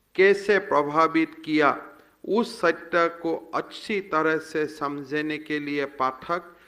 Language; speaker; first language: Hindi; non-native, local second language; Assamese